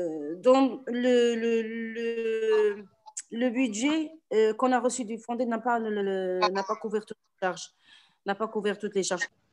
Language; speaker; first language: French; non-native, local second language; Arabic